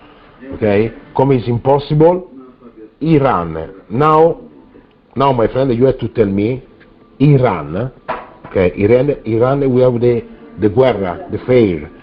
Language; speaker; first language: English; non-native, learner; Italian